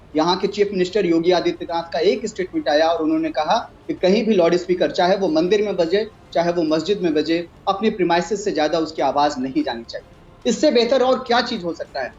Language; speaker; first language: Hindi; native; Hindi